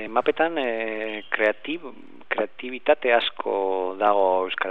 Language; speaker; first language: Basque; non-native, learner; Spanish